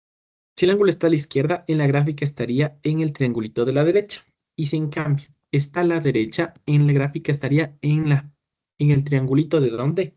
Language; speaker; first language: Spanish; native; Spanish